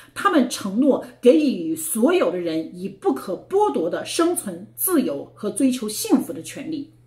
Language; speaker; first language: Chinese; native; Chinese